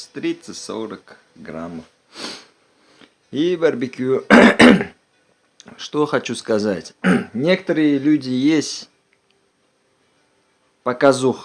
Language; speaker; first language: Russian; non-native, local second language; Uzbek